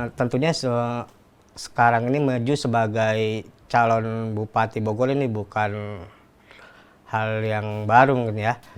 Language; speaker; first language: Indonesian; native; Indonesian